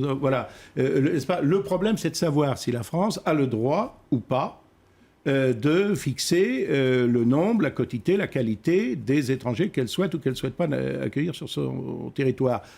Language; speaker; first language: French; native; French